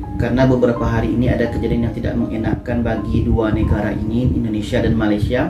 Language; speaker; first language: Indonesian; native; Indonesian